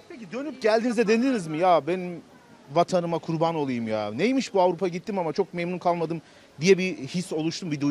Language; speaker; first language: Turkish; native; Turkish